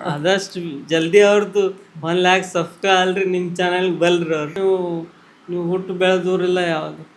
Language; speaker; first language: Kannada; native; Kannada